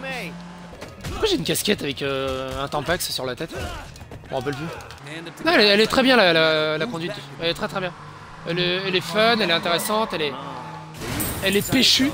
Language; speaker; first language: French; native; French